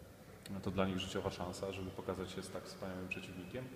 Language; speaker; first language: Polish; native; Polish